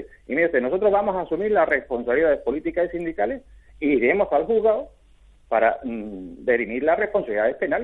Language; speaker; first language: Spanish; native; Spanish